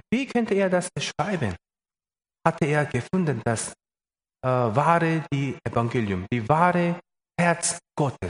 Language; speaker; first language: German; non-native, learner; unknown